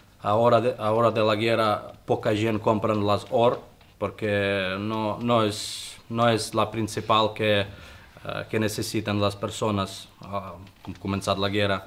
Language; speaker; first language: Catalan; non-native, learner; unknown